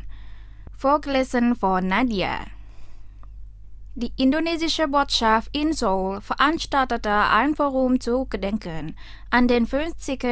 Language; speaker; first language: German; non-native, fluent; Indonesian